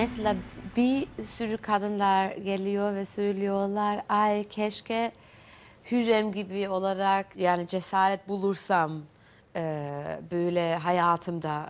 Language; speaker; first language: Turkish; early bilingual, heritage; Turkish